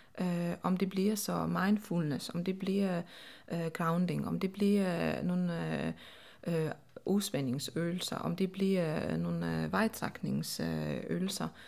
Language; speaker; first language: Danish; non-native, fluent; Polish